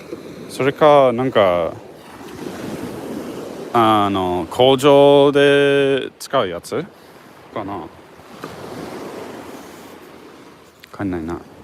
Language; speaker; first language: Japanese; non-native, fluent; English